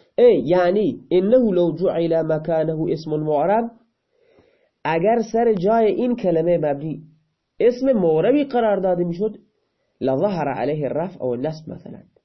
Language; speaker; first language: Persian; non-native, local second language; Baluchi